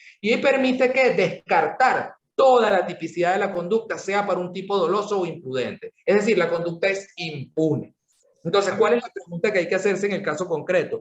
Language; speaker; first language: Spanish; native; Spanish